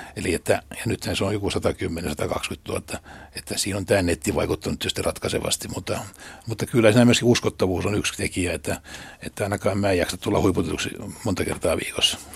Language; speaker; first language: Finnish; native; Finnish